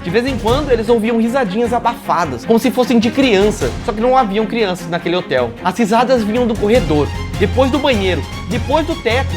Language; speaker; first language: Portuguese; native; Portuguese